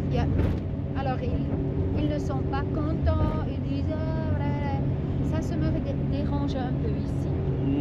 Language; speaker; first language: French; non-native, local second language; German